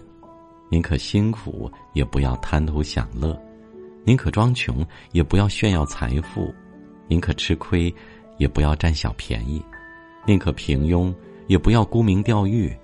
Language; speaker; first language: Chinese; native; Chinese